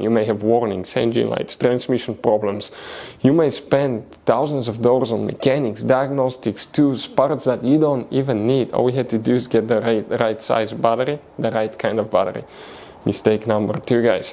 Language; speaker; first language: English; non-native, fluent; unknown